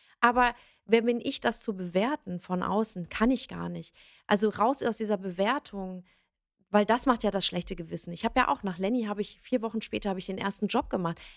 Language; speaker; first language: German; early bilingual, other home language; Persian